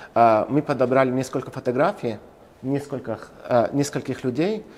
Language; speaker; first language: Russian; non-native, fluent; Spanish